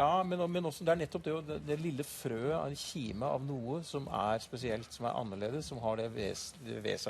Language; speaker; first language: Norwegian; native; Norwegian